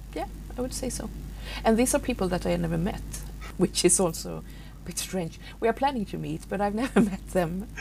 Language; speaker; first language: English; non-native, fluent; Swedish